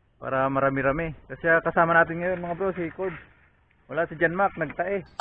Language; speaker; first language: Filipino; non-native, local second language; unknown